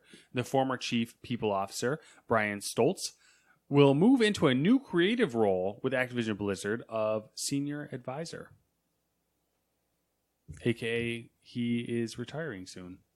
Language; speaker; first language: English; native; English